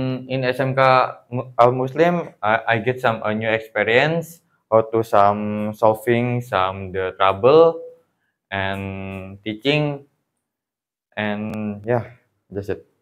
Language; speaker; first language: English; non-native, learner; Indonesian